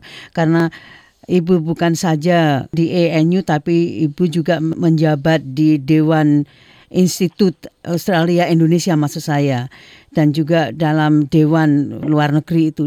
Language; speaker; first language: Indonesian; native; Indonesian